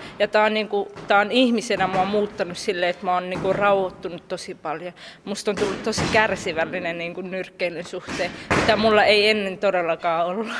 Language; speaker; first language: Finnish; early bilingual, other home language; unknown